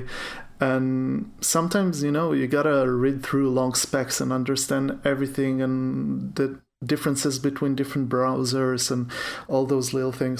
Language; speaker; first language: English; non-native, fluent; Hebrew